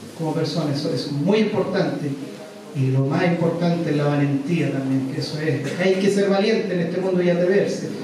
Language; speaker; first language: Spanish; native; Spanish